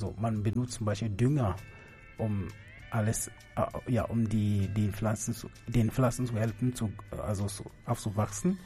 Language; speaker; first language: German; non-native, fluent; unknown